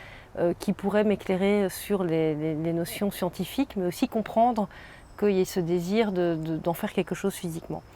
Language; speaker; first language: French; native; French